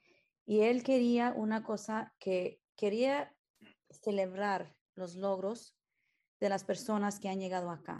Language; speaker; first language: Spanish; early bilingual, heritage; Spanish